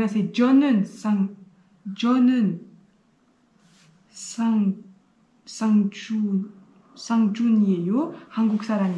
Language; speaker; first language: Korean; non-native, learner; French